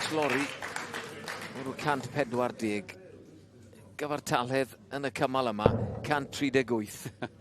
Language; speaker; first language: Welsh; native; Welsh